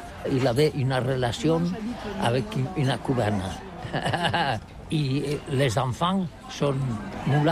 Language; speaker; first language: French; non-native, learner; Catalan